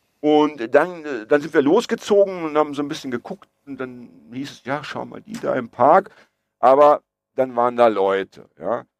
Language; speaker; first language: German; early bilingual, other home language; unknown